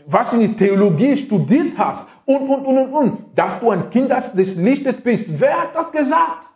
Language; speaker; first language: German; non-native, fluent; French